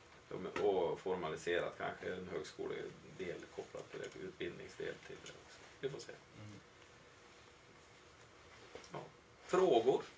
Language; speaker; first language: Swedish; native; Swedish